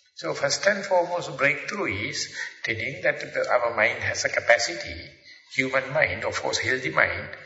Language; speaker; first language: English; non-native, local second language; Sinhala